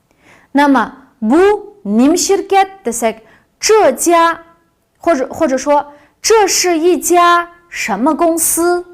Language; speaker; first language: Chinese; non-native, local second language; Uyghur